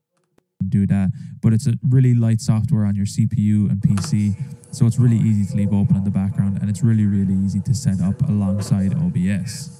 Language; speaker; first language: English; native; English